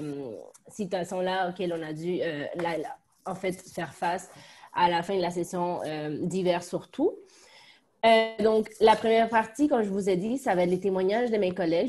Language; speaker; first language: French; native; French